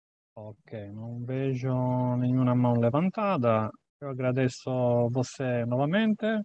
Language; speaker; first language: Portuguese; non-native, fluent; Italian